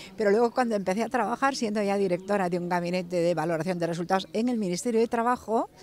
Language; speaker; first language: Spanish; native; Spanish